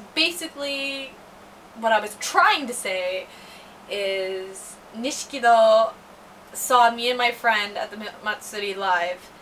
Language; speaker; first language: English; native; English